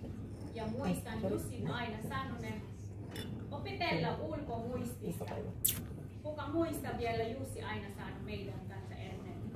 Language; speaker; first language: Finnish; non-native, learner; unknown